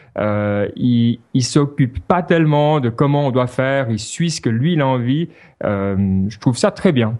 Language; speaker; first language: French; native; French